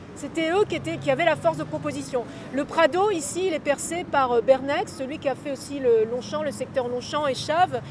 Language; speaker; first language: French; native; French